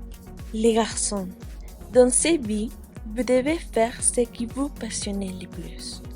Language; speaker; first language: French; non-native, fluent; Spanish